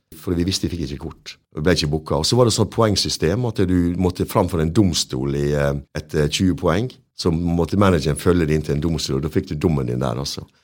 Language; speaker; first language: Norwegian; native; Norwegian